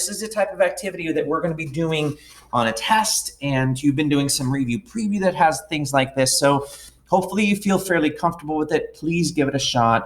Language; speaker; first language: English; native; English